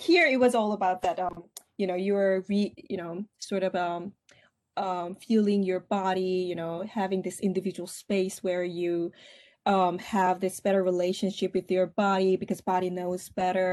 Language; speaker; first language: English; non-native, fluent; Korean